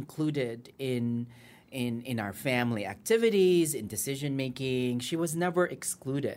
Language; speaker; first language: English; native; English